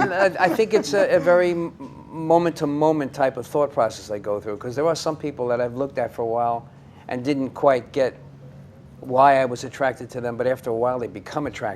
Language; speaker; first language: English; native; English